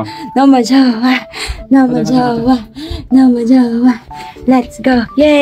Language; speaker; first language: Korean; non-native, learner; Filipino